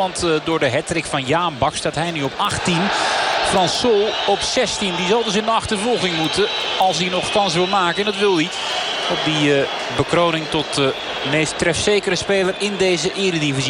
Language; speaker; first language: Dutch; native; Dutch